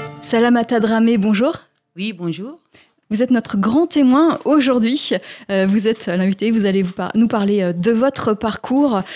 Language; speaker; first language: French; native; French